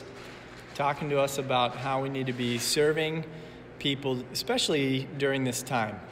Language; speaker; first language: English; native; English